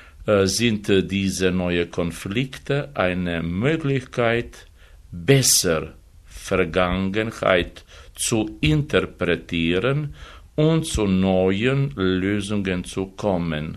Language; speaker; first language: German; non-native, fluent; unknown